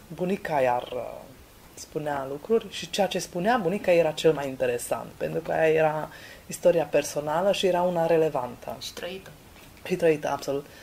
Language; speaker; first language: Romanian; non-native, local second language; Hungarian